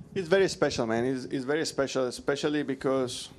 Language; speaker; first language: English; non-native, fluent; Spanish